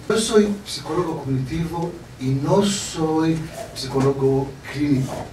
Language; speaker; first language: Spanish; non-native, learner; Hebrew